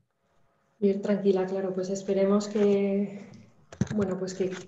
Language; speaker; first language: Spanish; native; Spanish